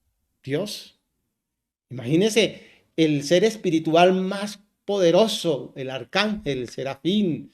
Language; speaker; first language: Spanish; native; Spanish